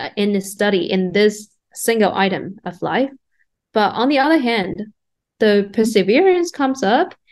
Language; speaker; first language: English; non-native, fluent; Chinese